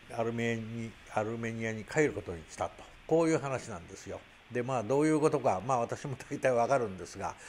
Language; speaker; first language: Japanese; native; Japanese